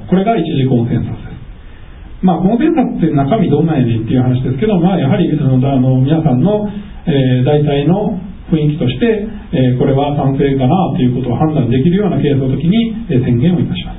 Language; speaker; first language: Japanese; native; Japanese